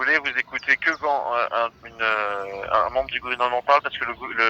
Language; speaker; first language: French; native; French